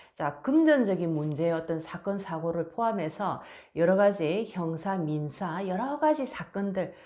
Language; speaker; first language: Korean; native; Korean